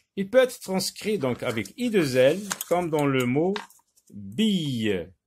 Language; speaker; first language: French; non-native, local second language; Arabic